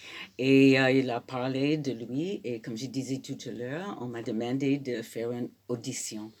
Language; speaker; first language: French; non-native, fluent; English